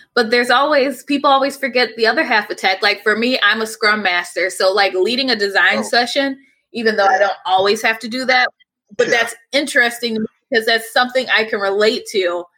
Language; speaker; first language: English; native; English